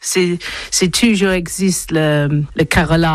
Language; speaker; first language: French; non-native, learner; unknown